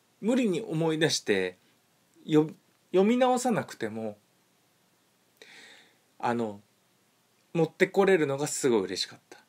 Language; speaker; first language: Japanese; native; Japanese